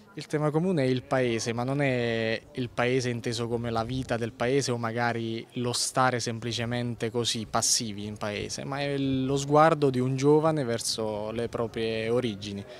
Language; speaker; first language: Italian; native; Italian